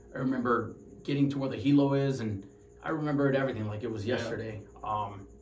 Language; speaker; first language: English; native; English